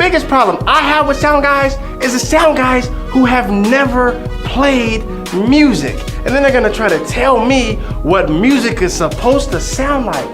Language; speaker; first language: English; native; English